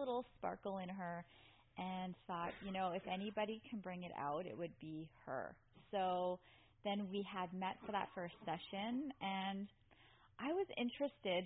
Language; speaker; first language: English; native; English